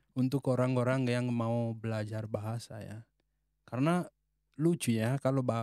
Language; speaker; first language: Indonesian; non-native, fluent; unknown